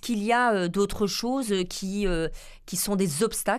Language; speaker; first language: French; native; French